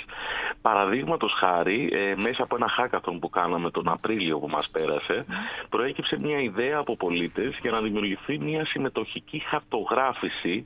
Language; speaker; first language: Greek; native; Greek